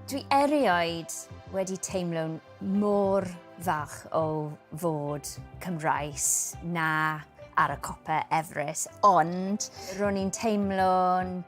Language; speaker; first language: Welsh; non-native, local second language; English